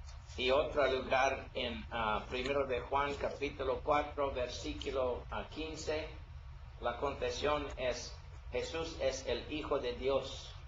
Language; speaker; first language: Spanish; non-native, learner; English